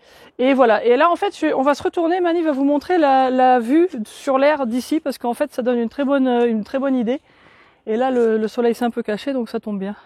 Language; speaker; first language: French; native; French